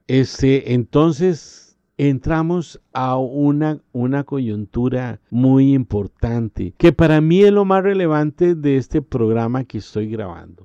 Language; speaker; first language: Spanish; native; Spanish